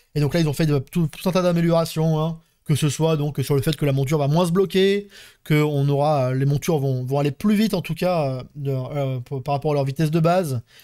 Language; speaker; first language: French; native; French